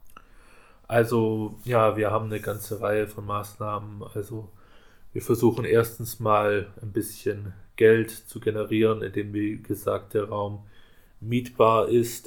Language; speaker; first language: German; native; German